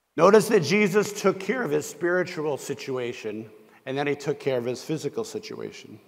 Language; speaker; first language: English; native; English